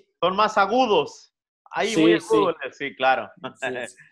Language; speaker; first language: Portuguese; non-native, learner; Spanish